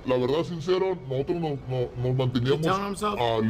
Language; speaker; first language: Spanish; native; Spanish